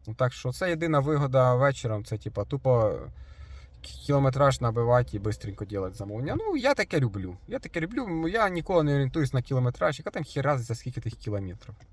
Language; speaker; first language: Ukrainian; non-native, local second language; Russian